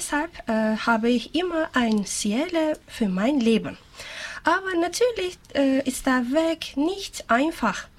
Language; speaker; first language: German; non-native, learner; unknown